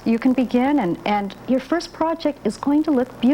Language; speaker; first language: English; native; English